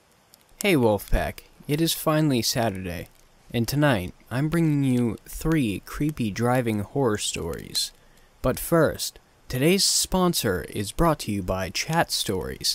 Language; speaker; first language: English; native; English